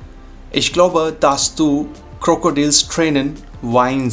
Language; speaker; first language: German; non-native, fluent; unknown